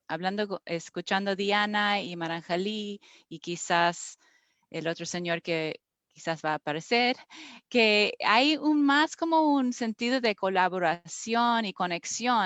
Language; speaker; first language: Spanish; non-native, fluent; English